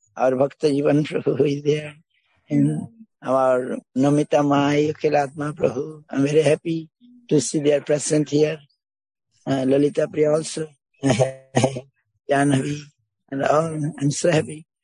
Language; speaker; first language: English; non-native, local second language; Bangla